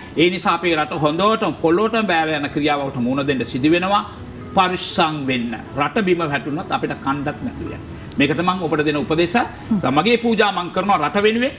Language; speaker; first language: Sinhala; non-native, local second language; Tamil